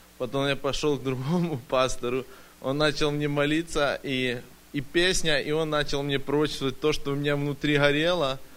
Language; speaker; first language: Russian; early bilingual, heritage; Russian